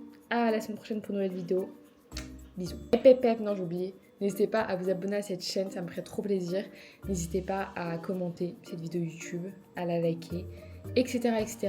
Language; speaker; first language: French; native; French